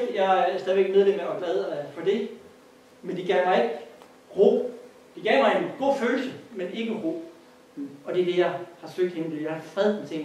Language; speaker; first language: Danish; native; Danish